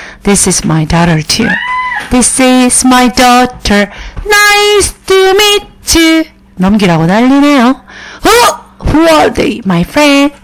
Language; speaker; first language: English; non-native, fluent; Korean